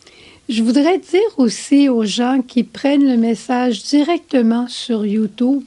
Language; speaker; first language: French; native; French